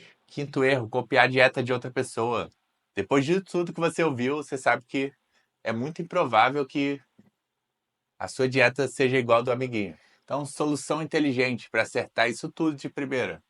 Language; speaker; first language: Portuguese; native; Portuguese